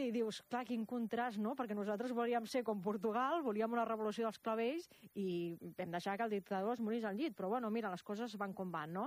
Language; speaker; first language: Catalan; native; Catalan